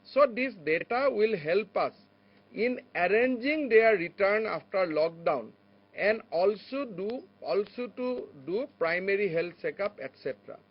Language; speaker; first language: English; non-native, local second language; Assamese